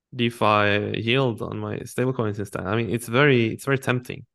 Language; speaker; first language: English; non-native, fluent; Swedish